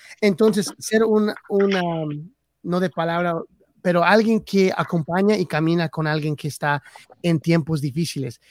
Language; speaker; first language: Spanish; early bilingual, heritage; Spanish